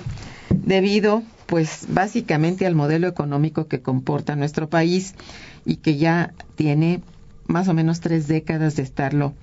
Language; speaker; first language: Spanish; native; Spanish